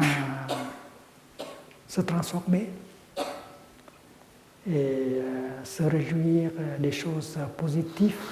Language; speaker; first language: French; non-native, fluent; Vietnamese